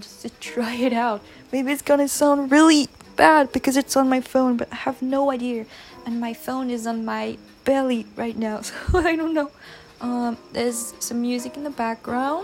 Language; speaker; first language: English; non-native, fluent; French